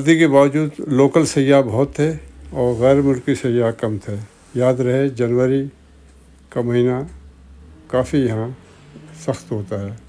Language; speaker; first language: Urdu; native; Urdu